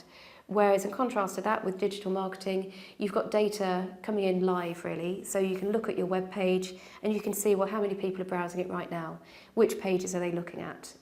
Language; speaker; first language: English; native; English